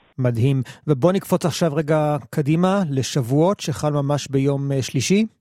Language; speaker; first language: Hebrew; native; Hebrew